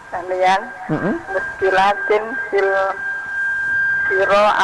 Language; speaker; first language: Arabic; non-native, learner; Indonesian